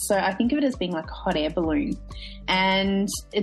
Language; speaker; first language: English; native; English